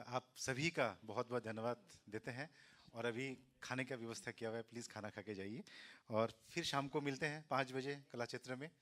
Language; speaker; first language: Hindi; non-native, local second language; Assamese